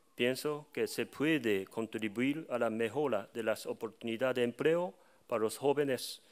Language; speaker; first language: Spanish; non-native, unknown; Japanese